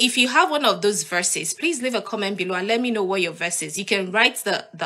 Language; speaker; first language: English; non-native, local second language; Yoruba